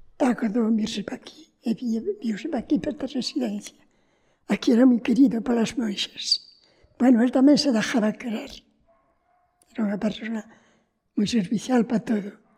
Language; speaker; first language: Galician; native; Galician